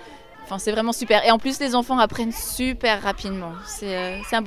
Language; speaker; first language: French; native; French